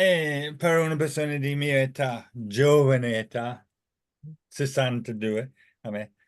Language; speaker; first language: Italian; non-native, fluent; English